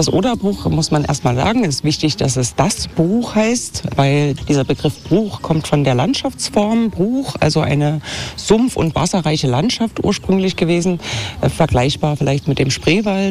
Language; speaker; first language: German; native; German